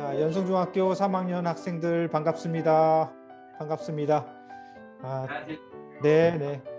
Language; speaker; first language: Korean; native; Korean